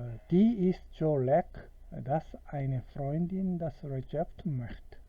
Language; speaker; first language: German; non-native, fluent; Korean